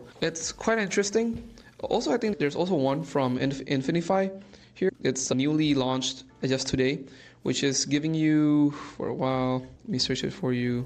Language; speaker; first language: English; non-native, fluent; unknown